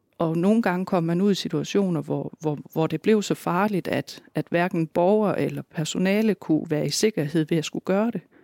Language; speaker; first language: Danish; native; Danish